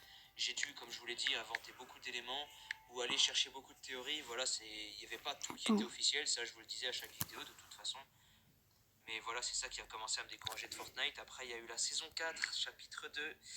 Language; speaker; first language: French; native; French